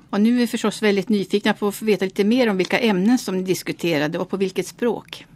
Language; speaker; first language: Swedish; native; Swedish